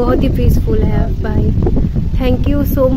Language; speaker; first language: Hindi; non-native, local second language; Bangla